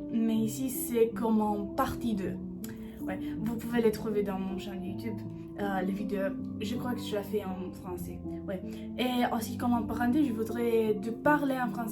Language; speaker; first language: French; non-native, learner; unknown